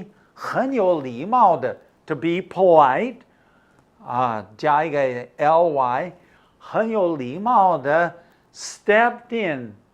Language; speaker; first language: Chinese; non-native, fluent; English